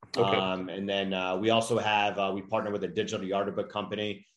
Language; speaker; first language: English; native; English